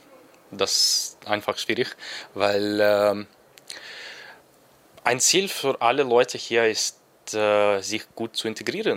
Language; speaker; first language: German; non-native, learner; Ukrainian